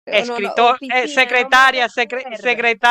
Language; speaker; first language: Portuguese; non-native, fluent; Spanish